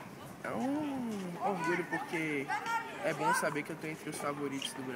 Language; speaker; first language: Portuguese; native; Portuguese